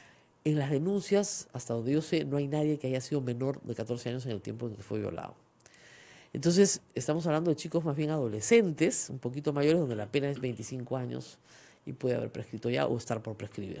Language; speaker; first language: Spanish; native; Spanish